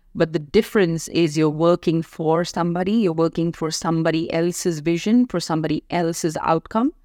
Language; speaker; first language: English; non-native, local second language; Hindi